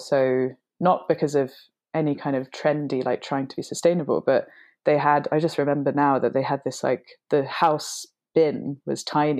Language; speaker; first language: English; native; English